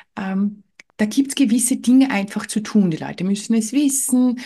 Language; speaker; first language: German; native; German